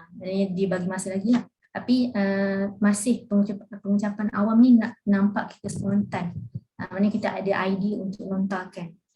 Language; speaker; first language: Malay; native; Malay